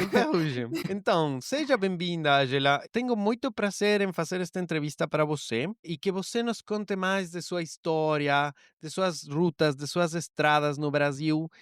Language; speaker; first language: Portuguese; non-native, learner; Spanish